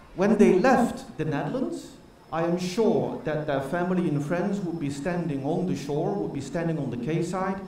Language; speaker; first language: English; non-native, fluent; Dutch